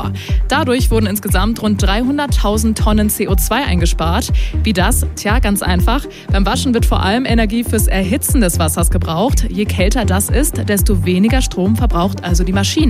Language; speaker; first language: German; native; German